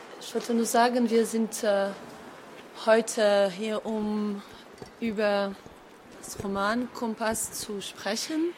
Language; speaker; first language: German; non-native, fluent; French